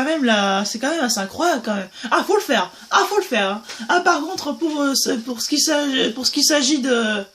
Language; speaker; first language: French; native; French